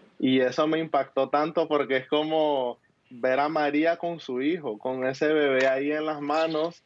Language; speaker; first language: Spanish; native; Spanish